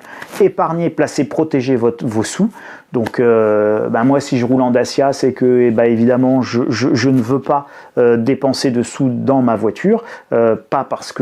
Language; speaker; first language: French; native; French